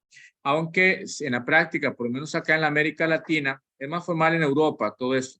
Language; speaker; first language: Spanish; native; Spanish